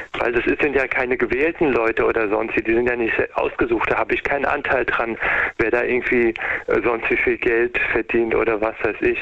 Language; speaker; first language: German; native; German